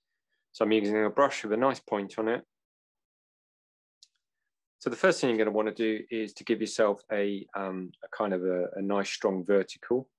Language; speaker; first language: English; native; English